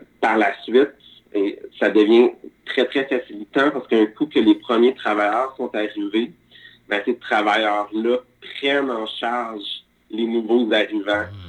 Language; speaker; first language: French; native; French